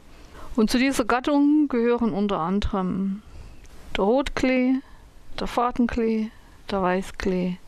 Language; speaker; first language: German; native; German